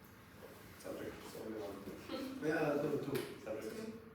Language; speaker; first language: English; non-native, learner; Ukrainian